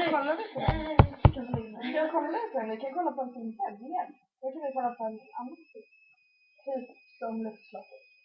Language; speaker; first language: Swedish; native; Swedish